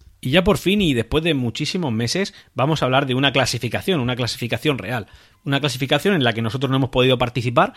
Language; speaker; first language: Spanish; native; Spanish